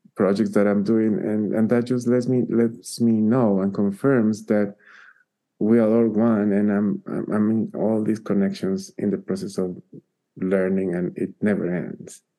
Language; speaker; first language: English; non-native, fluent; Spanish